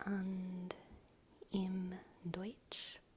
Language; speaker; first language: German; non-native, learner; English